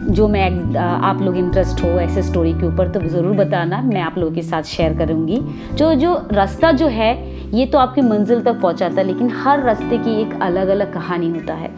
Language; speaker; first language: Hindi; non-native, local second language; Marathi